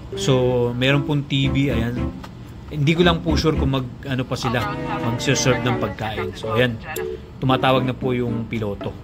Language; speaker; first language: Filipino; native; Filipino